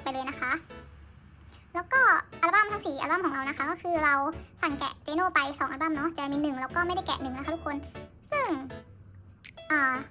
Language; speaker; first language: Thai; native; Thai